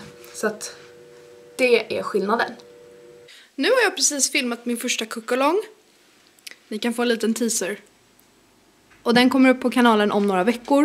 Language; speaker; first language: Swedish; native; Swedish